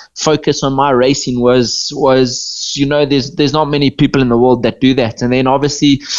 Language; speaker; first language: English; native; English